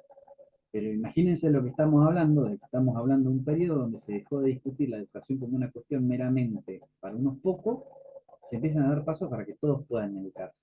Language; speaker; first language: Spanish; native; Spanish